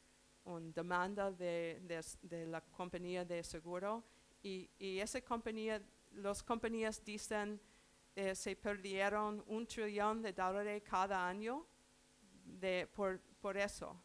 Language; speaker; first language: Spanish; non-native, learner; English